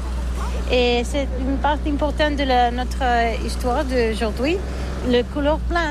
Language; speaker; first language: French; non-native, learner; Catalan